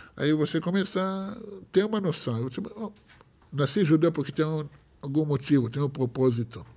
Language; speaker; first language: Portuguese; non-native, fluent; Hebrew